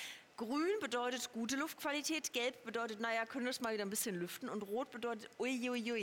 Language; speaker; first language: German; native; German